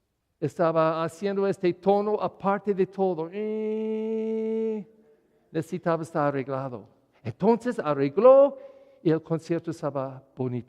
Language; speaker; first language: Spanish; non-native, learner; English